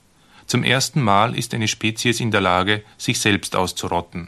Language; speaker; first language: German; native; German